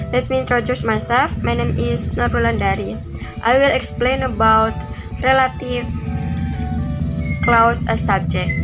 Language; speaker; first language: English; non-native, learner; Indonesian